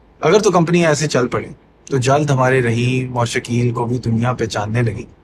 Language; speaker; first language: Urdu; native; Urdu